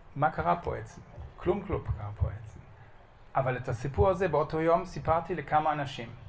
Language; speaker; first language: Hebrew; non-native, fluent; German